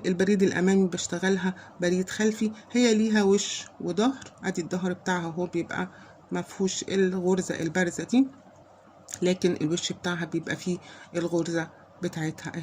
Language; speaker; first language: Arabic; native; Arabic